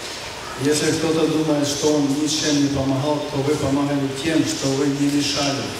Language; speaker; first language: Russian; native; Russian